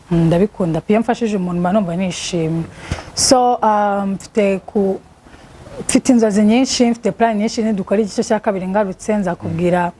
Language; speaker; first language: Kinyarwanda; native; Kinyarwanda